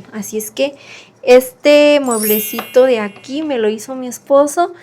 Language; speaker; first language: Spanish; native; Spanish